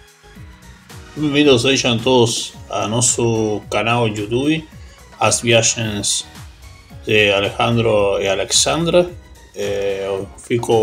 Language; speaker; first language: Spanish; native; Spanish